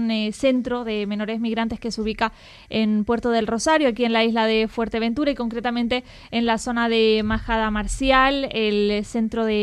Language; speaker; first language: Spanish; native; Spanish